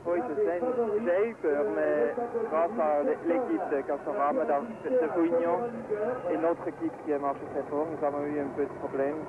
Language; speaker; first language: French; non-native, learner; Swiss German